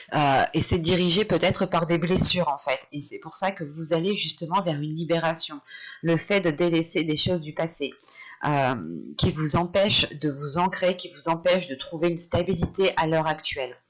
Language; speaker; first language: French; native; French